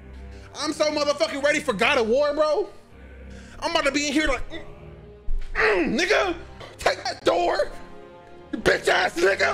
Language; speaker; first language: English; native; English